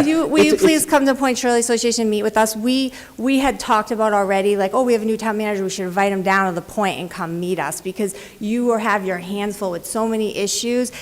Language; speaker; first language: English; native; English